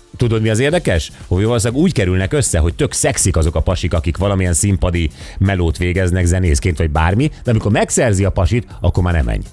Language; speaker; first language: Hungarian; native; Hungarian